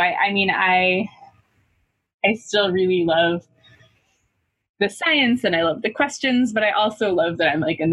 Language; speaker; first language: English; native; English